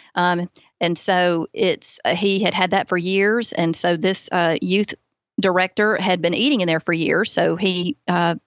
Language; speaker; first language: English; native; English